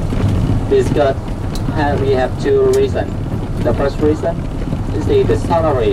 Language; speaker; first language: English; non-native, local second language; Vietnamese